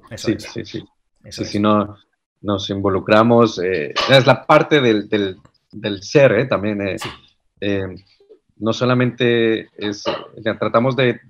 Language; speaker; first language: Spanish; native; Spanish